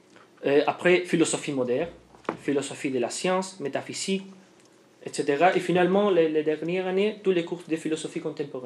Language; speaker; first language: French; non-native, fluent; Spanish